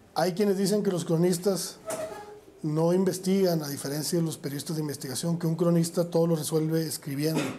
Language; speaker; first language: Spanish; native; Spanish